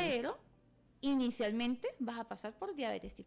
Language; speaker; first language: Spanish; native; Spanish